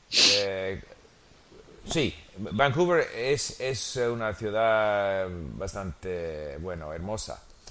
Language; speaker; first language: Spanish; non-native, learner; English